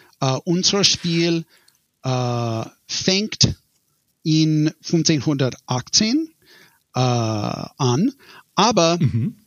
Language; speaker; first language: German; non-native, learner; English